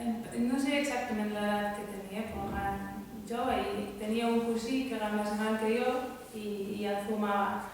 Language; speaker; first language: Catalan; non-native, fluent; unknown